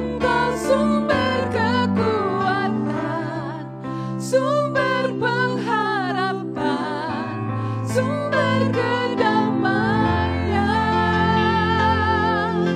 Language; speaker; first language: Indonesian; native; Indonesian